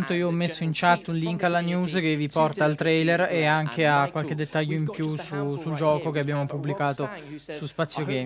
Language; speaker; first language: Italian; native; Italian